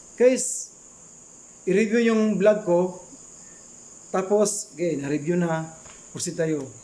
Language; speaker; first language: Filipino; non-native, local second language; Cebuano